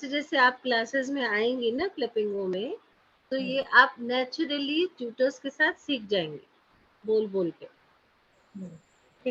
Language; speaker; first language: Hindi; native; Hindi